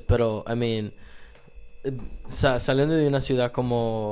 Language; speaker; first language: Spanish; early bilingual, heritage; Spanish